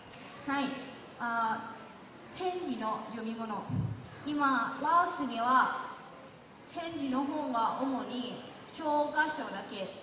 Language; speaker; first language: Japanese; non-native, learner; Lao